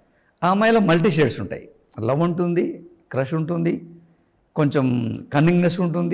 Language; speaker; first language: Telugu; native; Telugu